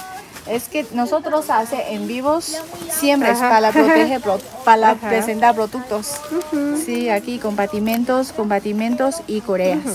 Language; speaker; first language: Spanish; non-native, learner; Chinese